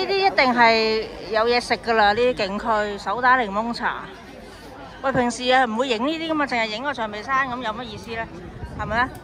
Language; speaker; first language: Chinese; native; Chinese